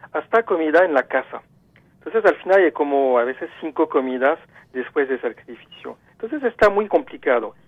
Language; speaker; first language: Spanish; non-native, fluent; French